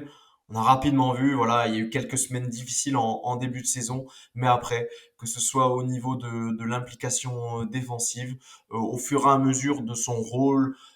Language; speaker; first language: French; native; French